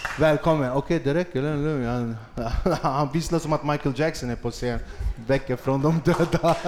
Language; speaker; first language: Swedish; early bilingual, other home language; Kurdish